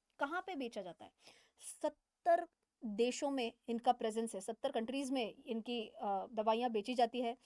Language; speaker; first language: Hindi; non-native, local second language; Marathi